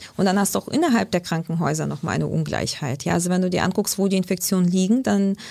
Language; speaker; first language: German; early bilingual, other home language; Lithuanian